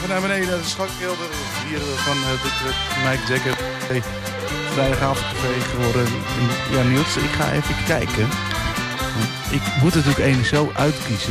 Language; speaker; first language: Dutch; native; Dutch